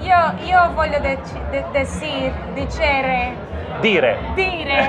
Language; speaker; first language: Italian; non-native, learner; Portuguese